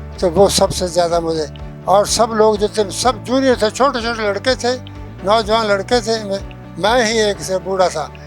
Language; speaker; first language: Urdu; non-native, local second language; Punjabi